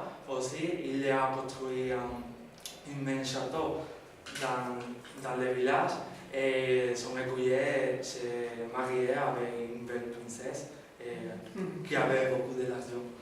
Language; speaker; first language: French; non-native, learner; Spanish